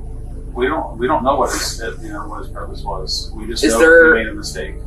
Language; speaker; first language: English; native; English